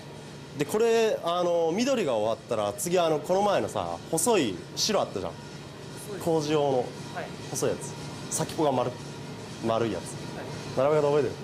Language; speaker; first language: Japanese; native; Japanese